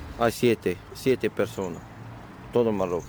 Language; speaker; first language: Spanish; non-native, learner; Arabic